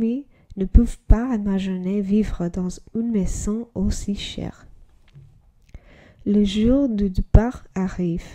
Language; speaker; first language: French; non-native, learner; English